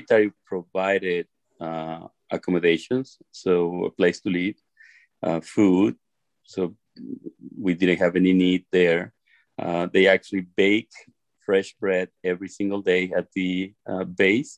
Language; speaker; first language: English; non-native, fluent; Spanish